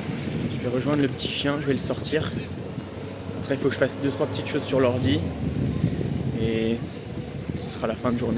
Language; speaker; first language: French; native; French